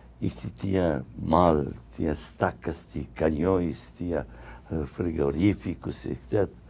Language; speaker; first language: Portuguese; non-native, fluent; Arabic